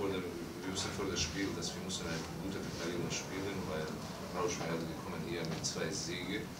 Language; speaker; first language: German; non-native, learner; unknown